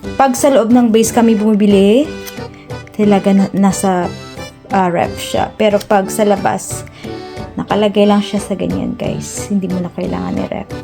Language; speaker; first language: Filipino; native; Filipino